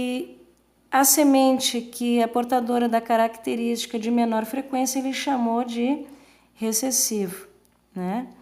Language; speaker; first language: Portuguese; native; Portuguese